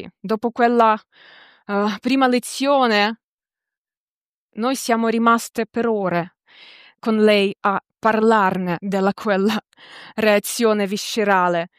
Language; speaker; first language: Italian; non-native, fluent; Ukrainian